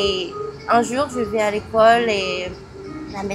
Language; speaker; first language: French; early bilingual, other home language; Cantonese